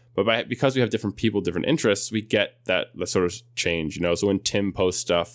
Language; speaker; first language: English; native; English